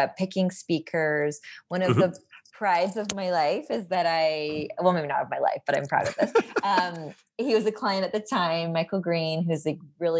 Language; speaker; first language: English; native; English